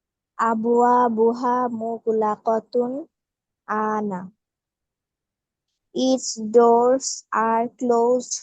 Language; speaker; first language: English; non-native, learner; Bangla